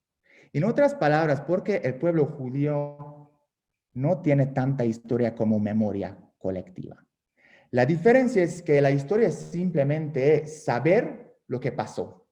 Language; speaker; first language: Spanish; non-native, fluent; Hungarian